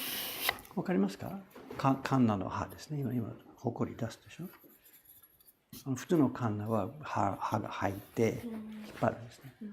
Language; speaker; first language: Japanese; non-native, fluent; English